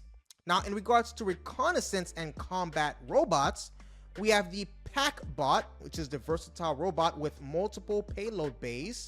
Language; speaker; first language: English; native; English